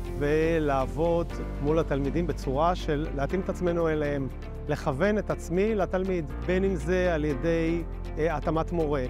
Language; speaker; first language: Hebrew; native; Hebrew